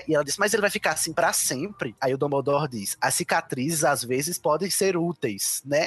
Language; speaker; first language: Portuguese; native; Portuguese